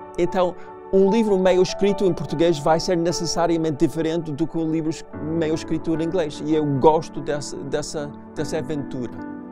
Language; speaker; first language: Portuguese; non-native, fluent; English